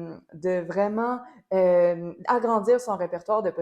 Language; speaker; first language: French; native; French